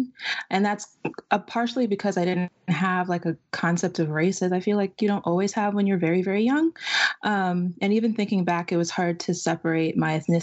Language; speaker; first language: English; native; English